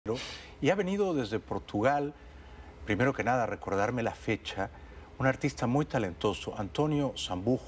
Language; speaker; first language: Spanish; native; Spanish